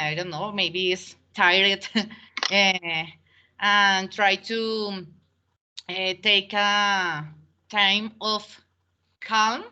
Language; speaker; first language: English; non-native, learner; Spanish